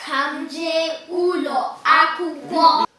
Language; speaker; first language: Igbo; early bilingual, heritage; Igbo